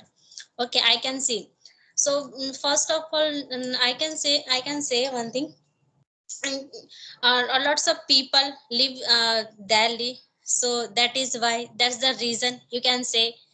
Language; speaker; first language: English; non-native, learner; Hindi